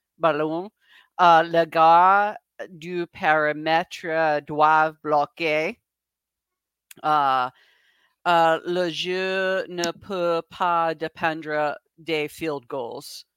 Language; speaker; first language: French; non-native, learner; English